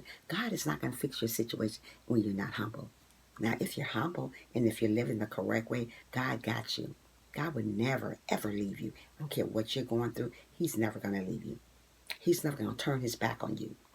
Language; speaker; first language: English; native; English